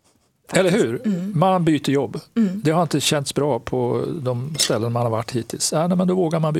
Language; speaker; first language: Swedish; native; Swedish